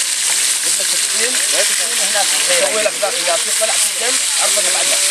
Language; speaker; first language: Arabic; native; Arabic